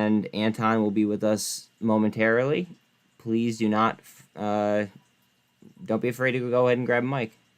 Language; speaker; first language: English; native; English